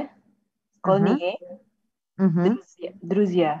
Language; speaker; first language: Russian; non-native, learner; Indonesian